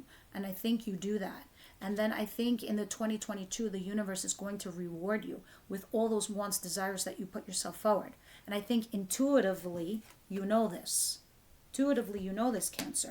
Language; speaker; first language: English; native; English